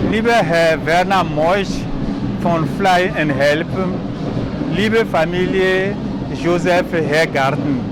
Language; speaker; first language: German; non-native, fluent; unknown